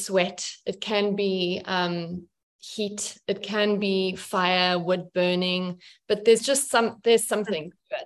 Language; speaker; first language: English; native; English